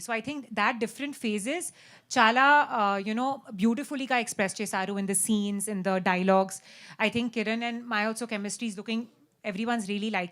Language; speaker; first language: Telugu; non-native, learner; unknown